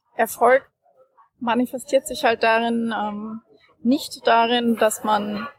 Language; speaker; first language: German; native; German